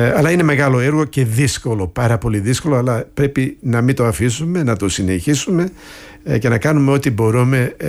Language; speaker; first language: Greek; early bilingual, heritage; Greek